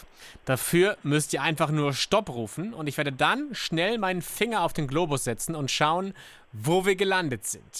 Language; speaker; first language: German; native; German